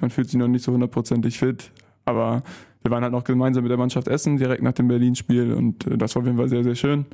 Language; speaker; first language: German; native; German